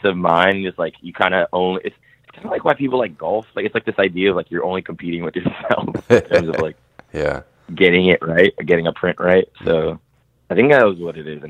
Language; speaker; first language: English; native; English